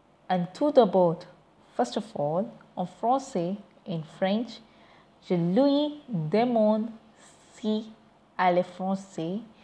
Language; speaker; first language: French; non-native, learner; Tamil